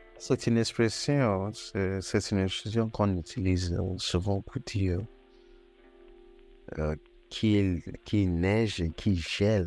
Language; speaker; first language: French; non-native, fluent; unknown